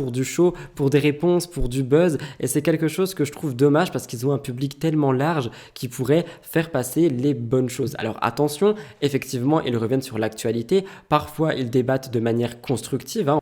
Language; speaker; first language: French; native; French